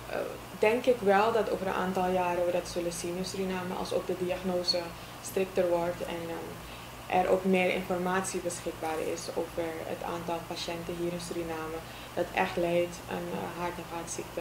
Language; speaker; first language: Dutch; native; Dutch